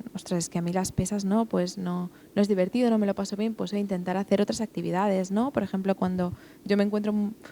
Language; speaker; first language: Spanish; non-native, local second language; Catalan